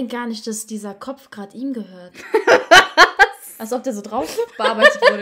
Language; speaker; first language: German; early bilingual, other home language; Albanian